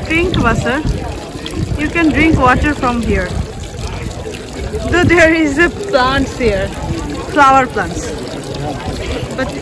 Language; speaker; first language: English; non-native, local second language; Bangla